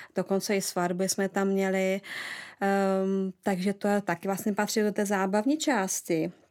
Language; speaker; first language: Czech; non-native, fluent; Russian